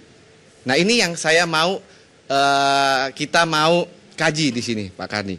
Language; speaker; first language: Indonesian; native; Indonesian